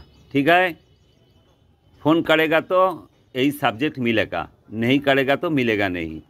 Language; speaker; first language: Hindi; non-native, local second language; Bangla